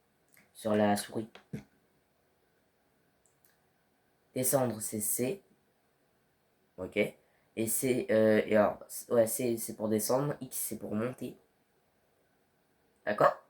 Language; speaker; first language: French; native; French